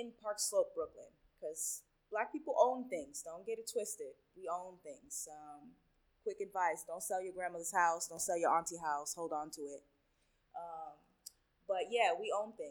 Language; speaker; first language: English; early bilingual, other home language; Spanish